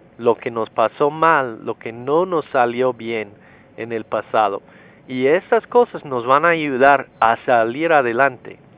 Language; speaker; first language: Spanish; non-native, fluent; English